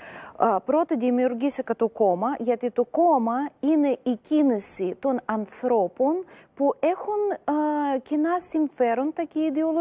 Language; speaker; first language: Greek; non-native, learner; Russian